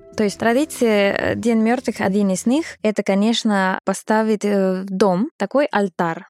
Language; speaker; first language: Russian; non-native, fluent; Spanish